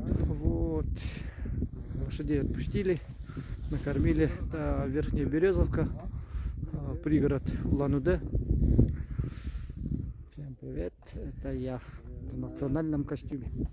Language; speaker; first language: Russian; non-native, local second language; Yakut